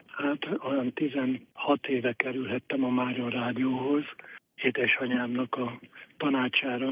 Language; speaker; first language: Hungarian; native; Hungarian